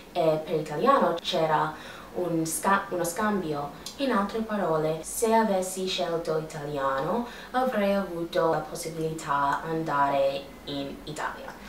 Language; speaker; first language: Italian; non-native, learner; English